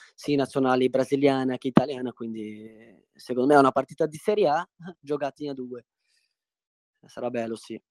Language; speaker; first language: Italian; non-native, fluent; Portuguese